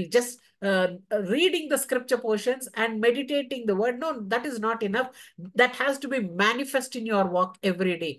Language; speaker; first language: English; non-native, local second language; Telugu